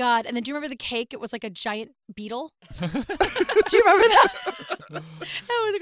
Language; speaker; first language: English; native; English